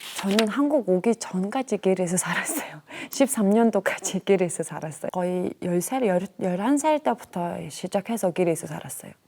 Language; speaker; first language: Korean; non-native, fluent; Mongolian